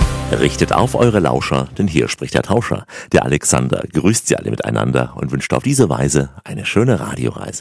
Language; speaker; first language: German; native; German